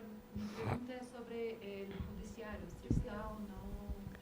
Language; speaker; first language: Spanish; non-native, learner; Portuguese